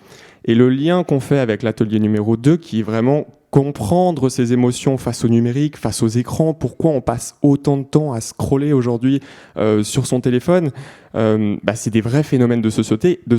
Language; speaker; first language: French; native; French